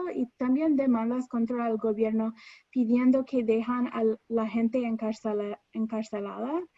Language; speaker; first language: Spanish; non-native, fluent; English